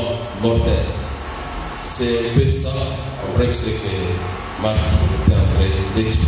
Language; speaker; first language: French; non-native, local second language; Swahili